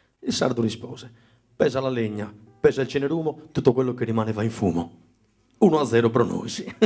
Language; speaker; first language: Italian; non-native, local second language; Sardinian